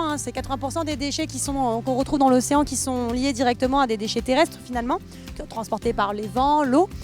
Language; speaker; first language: French; native; French